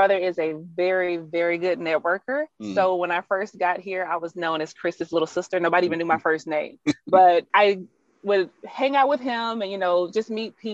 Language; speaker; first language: English; native; English